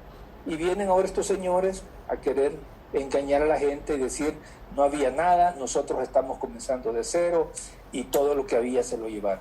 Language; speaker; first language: Spanish; native; Spanish